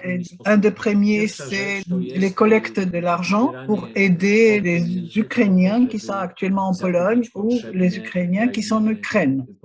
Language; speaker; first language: French; non-native, fluent; Polish